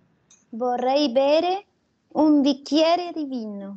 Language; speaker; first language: Italian; non-native, learner; Spanish